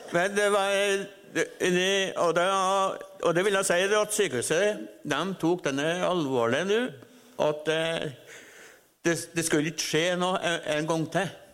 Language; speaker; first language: Norwegian; native; Norwegian